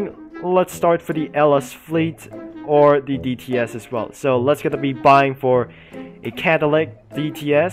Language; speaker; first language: English; non-native, learner; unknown